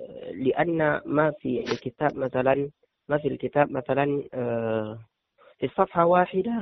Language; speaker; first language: Arabic; non-native, learner; Indonesian